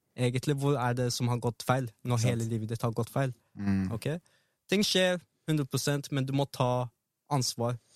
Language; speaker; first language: Norwegian; early bilingual, other home language; Arabic